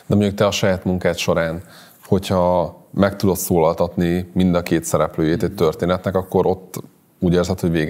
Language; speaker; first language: Hungarian; native; Hungarian